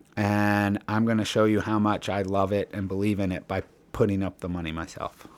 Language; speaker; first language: English; native; English